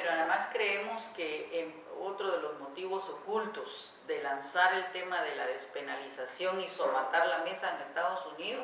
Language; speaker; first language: Spanish; native; Spanish